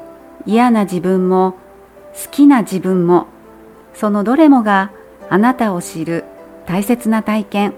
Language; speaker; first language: Japanese; native; Japanese